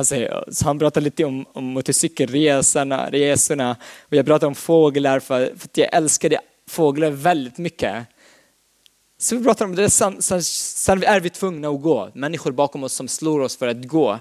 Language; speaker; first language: Swedish; non-native, fluent; Arabic